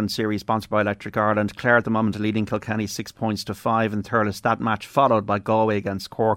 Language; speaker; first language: English; native; English